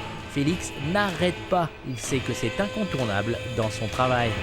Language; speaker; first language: French; native; French